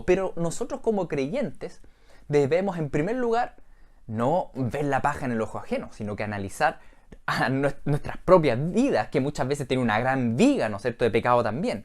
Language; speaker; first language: Spanish; native; Spanish